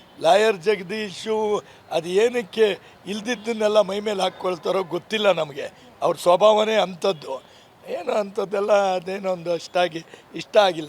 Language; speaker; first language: Kannada; native; Kannada